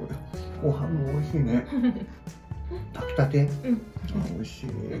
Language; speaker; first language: Japanese; native; Japanese